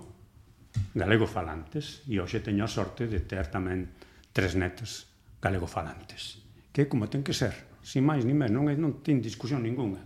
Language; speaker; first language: Galician; non-native, local second language; Spanish